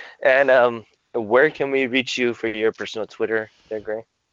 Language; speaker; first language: English; native; English